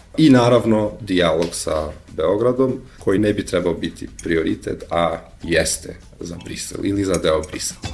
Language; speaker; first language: Serbian; non-native, local second language; Albanian